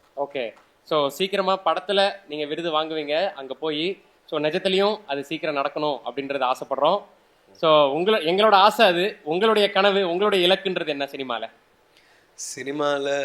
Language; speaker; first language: Tamil; native; Tamil